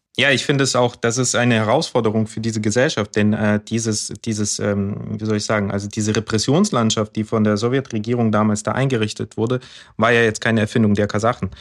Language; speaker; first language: German; early bilingual, other home language; Russian